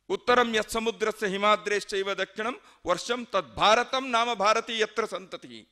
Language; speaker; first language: English; non-native, local second language; Kannada